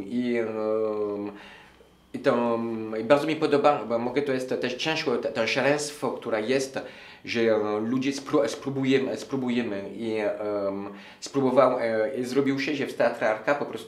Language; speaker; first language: Polish; non-native, learner; French